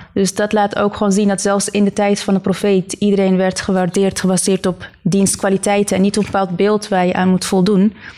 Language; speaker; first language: Dutch; early bilingual, other home language; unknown